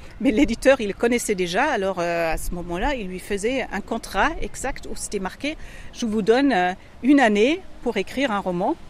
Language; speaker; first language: French; non-native, fluent; German